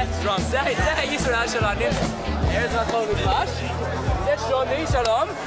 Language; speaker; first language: Hebrew; non-native, learner; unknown